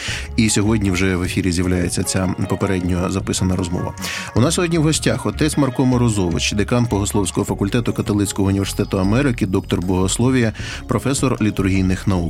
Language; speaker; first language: Ukrainian; native; Ukrainian